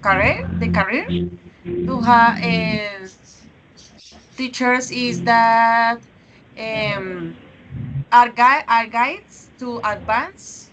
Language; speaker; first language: English; non-native, learner; Spanish